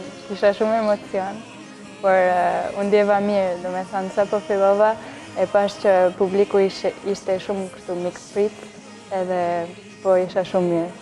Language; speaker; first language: Albanian; early bilingual, heritage; French